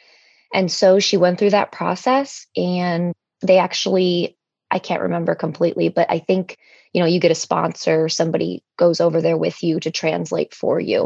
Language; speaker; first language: English; native; English